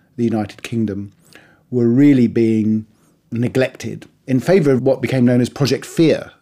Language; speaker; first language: English; early bilingual, other home language; Persian